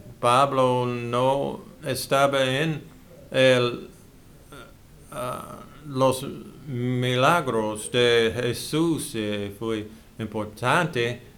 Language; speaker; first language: Spanish; non-native, learner; English